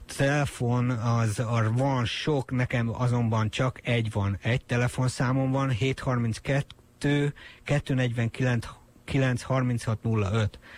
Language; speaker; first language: Hungarian; native; Hungarian